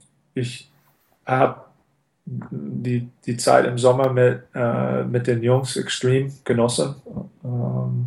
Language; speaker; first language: German; non-native, fluent; English